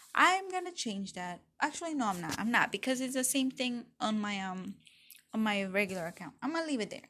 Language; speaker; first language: English; early bilingual, other home language; Spanish